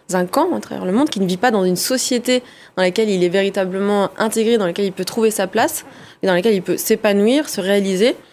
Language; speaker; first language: French; early bilingual, other home language; Arabic